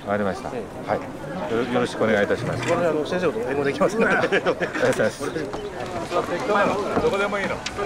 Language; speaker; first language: Japanese; native; Japanese